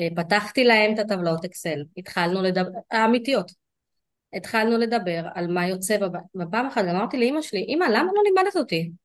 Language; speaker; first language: Hebrew; early bilingual, other home language; Russian